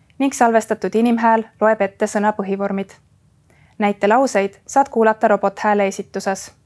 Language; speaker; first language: Estonian; native; Estonian